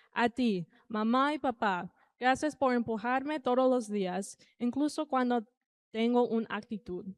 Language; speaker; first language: Spanish; early bilingual, heritage; Spanish